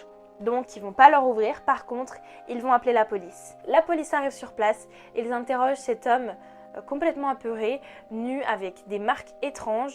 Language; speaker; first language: French; native; French